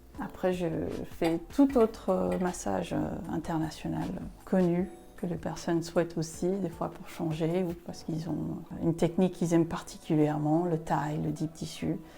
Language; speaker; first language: French; non-native, fluent; Spanish